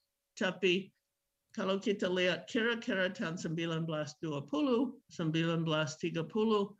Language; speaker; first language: Indonesian; non-native, fluent; English